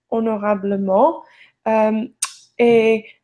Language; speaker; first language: French; non-native, learner; English